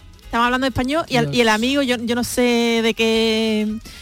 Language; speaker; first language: Spanish; native; Spanish